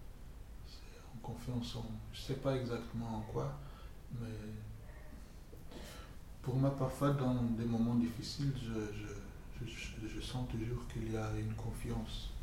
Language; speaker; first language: French; non-native, fluent; English